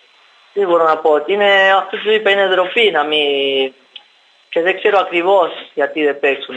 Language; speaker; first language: Greek; non-native, learner; Spanish